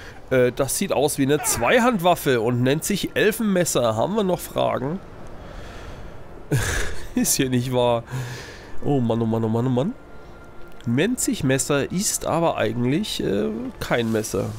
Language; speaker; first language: German; native; German